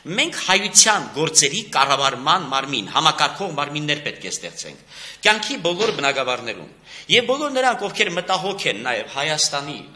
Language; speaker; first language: Armenian; native; Armenian